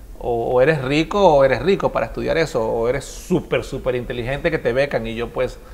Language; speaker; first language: Spanish; native; Spanish